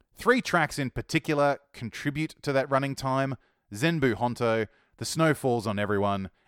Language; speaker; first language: English; native; English